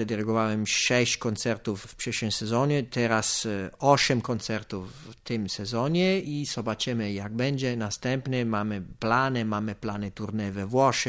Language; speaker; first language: Polish; non-native, fluent; Italian